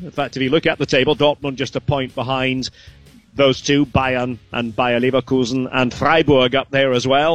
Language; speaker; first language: English; native; English